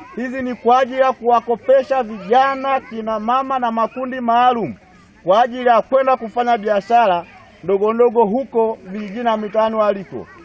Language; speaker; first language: Swahili; native; Swahili